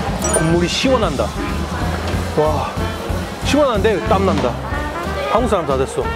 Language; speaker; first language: Korean; non-native, fluent; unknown